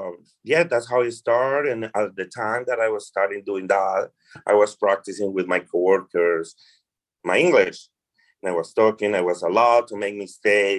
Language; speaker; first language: English; non-native, fluent; Spanish